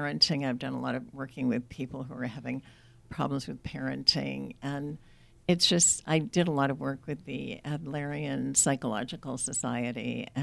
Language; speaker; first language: English; native; English